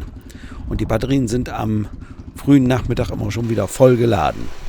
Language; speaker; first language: German; native; German